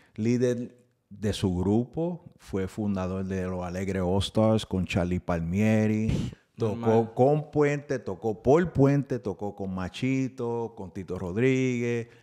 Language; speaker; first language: Spanish; early bilingual, heritage; Spanish